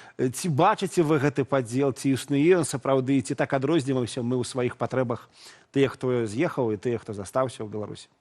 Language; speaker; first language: Belarusian; non-native, local second language; Russian